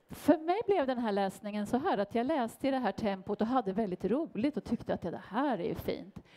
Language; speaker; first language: Swedish; native; Swedish